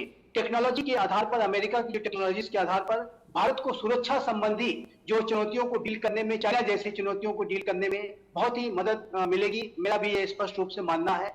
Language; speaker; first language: Hindi; native; Hindi